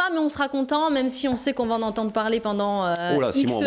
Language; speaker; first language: French; native; French